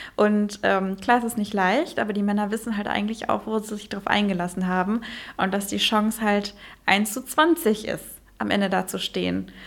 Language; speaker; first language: German; early bilingual, heritage; Dutch